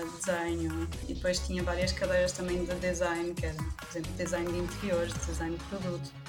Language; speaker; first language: Portuguese; non-native, local second language; German